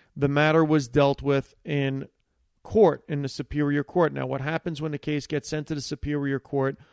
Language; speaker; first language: English; early bilingual, other home language; Italian